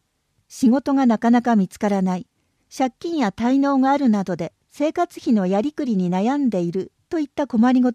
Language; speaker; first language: Japanese; native; Japanese